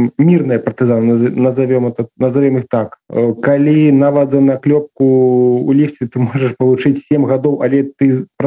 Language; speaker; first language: Belarusian; non-native, local second language; Russian